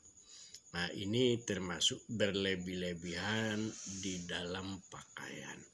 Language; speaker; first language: Indonesian; non-native, local second language; Minangkabau